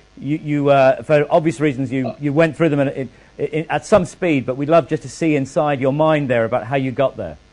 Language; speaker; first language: English; native; English